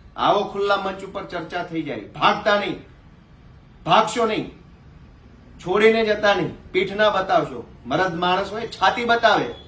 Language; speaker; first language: Gujarati; native; Gujarati